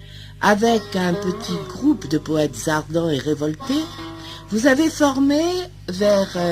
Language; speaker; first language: French; native; French